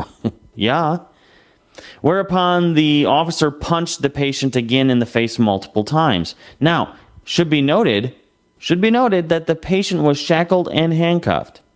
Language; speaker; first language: English; native; English